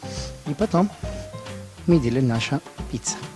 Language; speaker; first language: Russian; non-native, learner; Italian